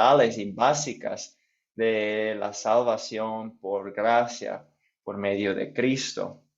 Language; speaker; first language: Spanish; non-native, fluent; English